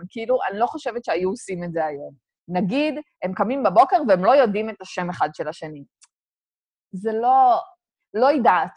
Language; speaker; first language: Hebrew; native; Hebrew